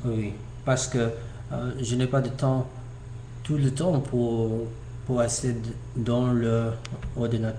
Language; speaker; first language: French; non-native, learner; English